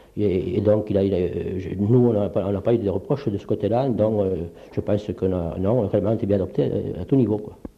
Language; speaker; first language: French; early bilingual, other home language; Polish